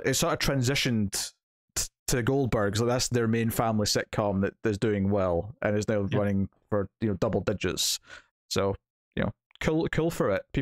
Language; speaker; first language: English; native; English